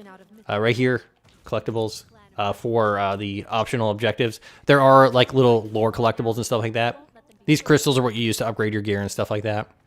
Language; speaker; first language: English; native; English